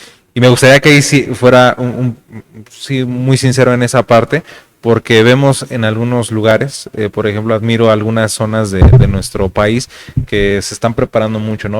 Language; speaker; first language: Spanish; native; Spanish